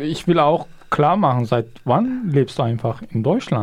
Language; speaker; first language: German; non-native, fluent; Kurdish